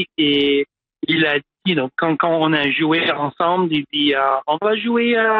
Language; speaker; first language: French; non-native, local second language; English